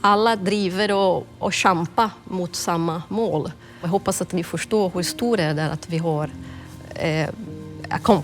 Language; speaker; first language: Swedish; non-native, fluent; Portuguese